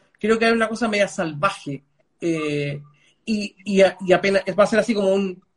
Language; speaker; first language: Spanish; early bilingual, other home language; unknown